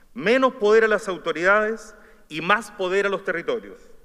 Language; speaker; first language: Spanish; native; Spanish